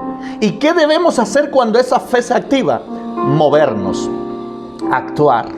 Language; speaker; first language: Spanish; native; Spanish